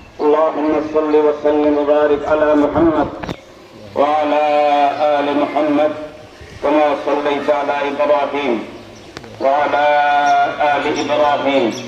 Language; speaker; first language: Arabic; non-native, fluent; Bangla